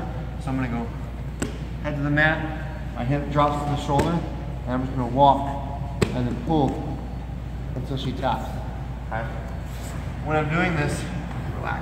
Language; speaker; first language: English; native; English